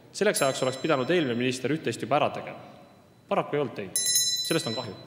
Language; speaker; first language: Estonian; native; Estonian